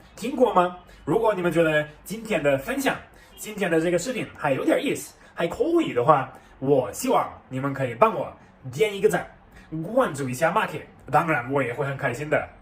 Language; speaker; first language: Chinese; non-native, fluent; German